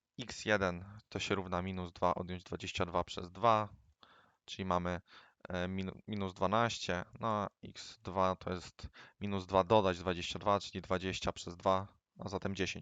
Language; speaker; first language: Polish; native; Polish